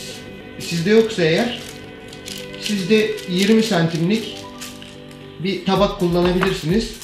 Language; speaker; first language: Turkish; native; Turkish